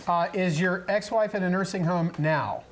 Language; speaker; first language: English; native; English